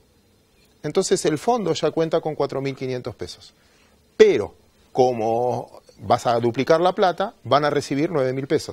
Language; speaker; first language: Spanish; native; Spanish